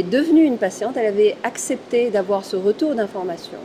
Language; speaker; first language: French; native; French